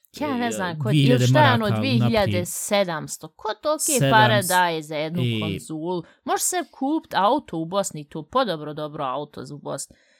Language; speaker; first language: Bosnian; early bilingual, heritage; Bosnian